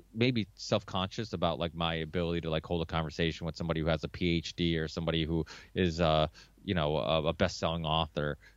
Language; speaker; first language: English; early bilingual, other home language; Portuguese